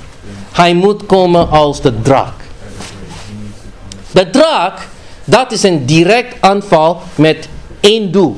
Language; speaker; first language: Dutch; non-native, fluent; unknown